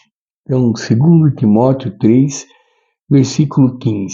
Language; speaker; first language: Portuguese; native; Portuguese